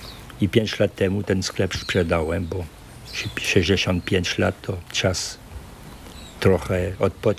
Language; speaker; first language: Polish; early bilingual, heritage; French